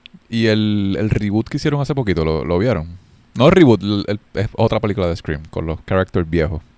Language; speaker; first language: Spanish; early bilingual, heritage; Spanish